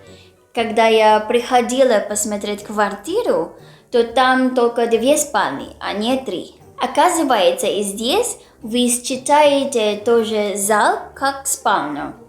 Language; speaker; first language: Russian; non-native, learner; Filipino